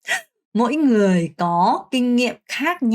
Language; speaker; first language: Vietnamese; non-native, fluent; Korean